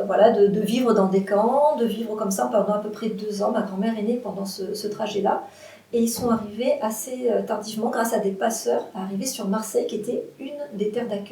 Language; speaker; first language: French; native; French